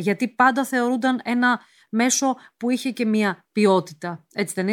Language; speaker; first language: Greek; native; Greek